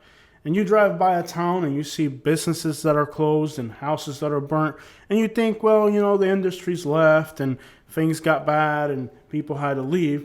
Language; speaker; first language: English; native; English